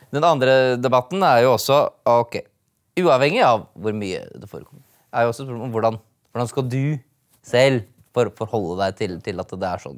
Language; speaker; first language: Norwegian; native; Norwegian